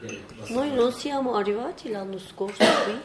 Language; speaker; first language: Italian; non-native, learner; Turkish